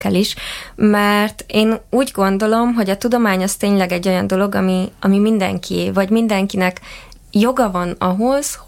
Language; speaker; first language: Hungarian; native; Hungarian